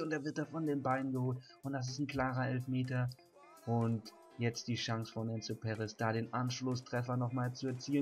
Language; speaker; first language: German; native; German